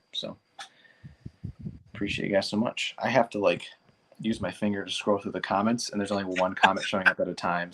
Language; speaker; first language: English; native; English